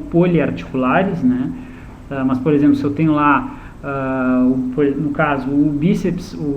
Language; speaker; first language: Portuguese; native; Portuguese